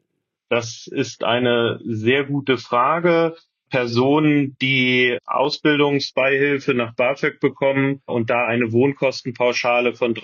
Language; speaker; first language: German; native; German